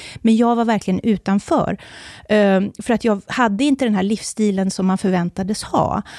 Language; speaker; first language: Swedish; native; Swedish